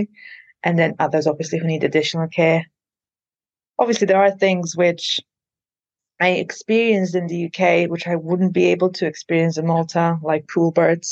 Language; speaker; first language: English; non-native, fluent; Maltese